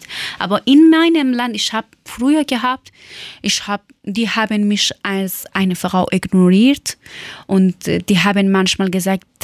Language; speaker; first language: German; non-native, learner; Persian